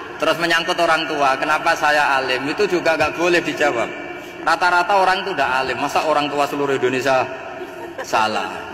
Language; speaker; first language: Indonesian; non-native, local second language; Javanese